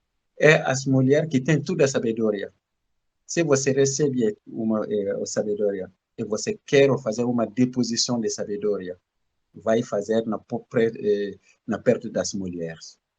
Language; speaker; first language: Portuguese; non-native, learner; Bambara